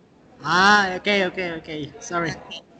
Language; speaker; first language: English; non-native, learner; Spanish